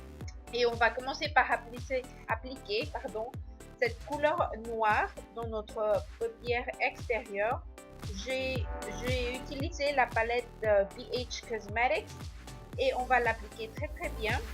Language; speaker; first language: French; non-native, learner; Spanish